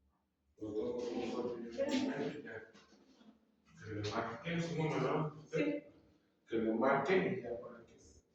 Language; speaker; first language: Spanish; native; Spanish